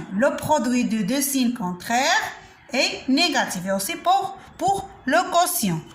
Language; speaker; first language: French; non-native, local second language; Arabic